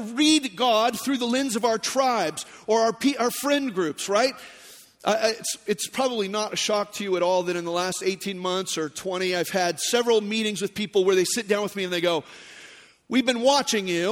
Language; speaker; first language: English; native; English